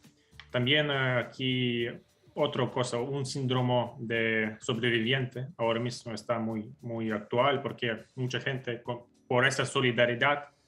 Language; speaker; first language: Spanish; non-native, fluent; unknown